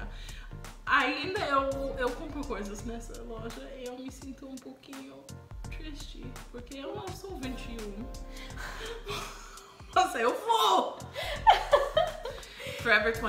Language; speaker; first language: Portuguese; non-native, fluent; English